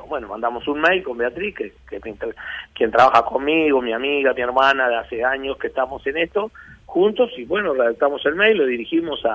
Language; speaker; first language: Spanish; native; Spanish